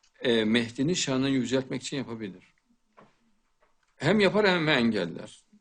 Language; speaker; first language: Turkish; native; Turkish